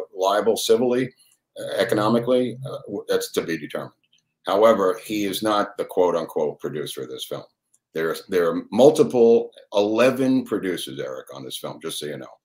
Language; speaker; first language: English; native; English